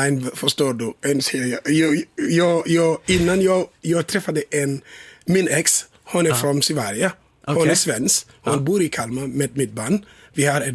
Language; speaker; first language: Swedish; non-native, learner; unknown